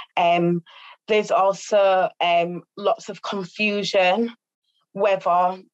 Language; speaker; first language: English; native; English